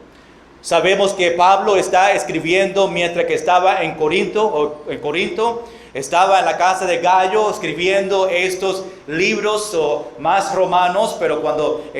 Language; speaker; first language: Spanish; non-native, fluent; English